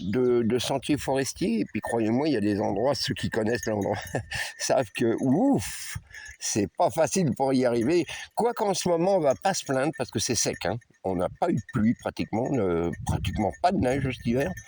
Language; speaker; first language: French; native; French